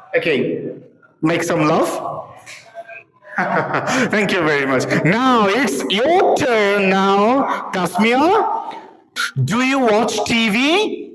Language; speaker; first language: English; non-native, local second language; Bangla